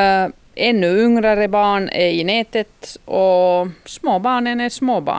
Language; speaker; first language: Swedish; non-native, local second language; Finnish